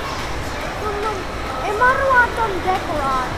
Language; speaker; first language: Hungarian; early bilingual, heritage; Hungarian